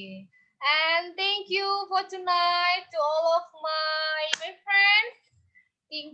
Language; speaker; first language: English; non-native, fluent; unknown